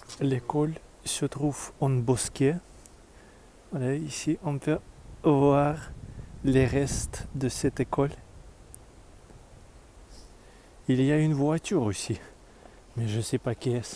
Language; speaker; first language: French; non-native, learner; Russian